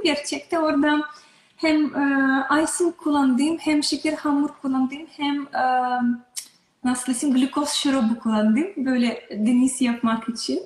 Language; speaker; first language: Turkish; non-native, learner; Russian